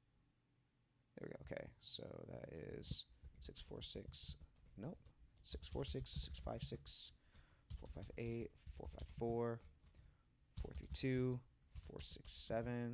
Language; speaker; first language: English; native; English